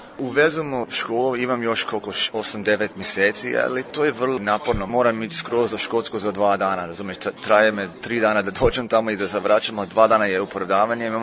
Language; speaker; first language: Croatian; early bilingual, heritage; Croatian